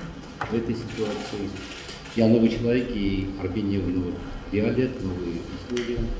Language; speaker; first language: Russian; non-native, fluent; Armenian